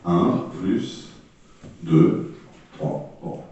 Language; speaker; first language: French; native; French